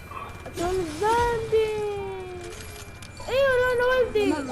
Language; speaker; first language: Arabic; native; Arabic